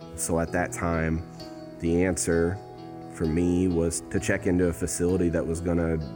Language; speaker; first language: English; native; English